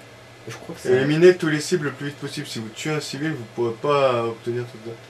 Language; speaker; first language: French; native; French